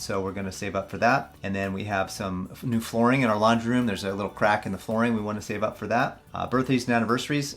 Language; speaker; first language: English; native; English